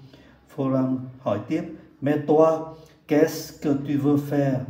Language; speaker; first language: French; non-native, fluent; Vietnamese